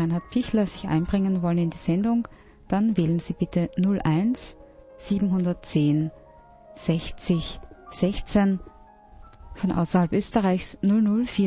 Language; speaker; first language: German; native; German